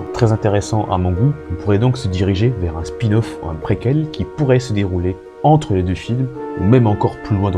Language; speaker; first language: French; native; French